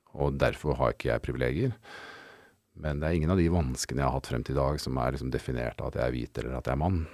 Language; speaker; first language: Norwegian; native; Norwegian